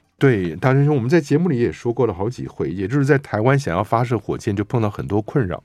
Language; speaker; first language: Chinese; native; Chinese